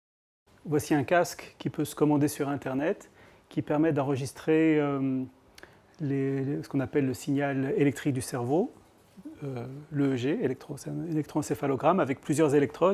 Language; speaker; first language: French; native; French